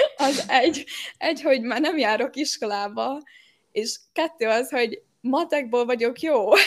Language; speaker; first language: Hungarian; early bilingual, heritage; Hungarian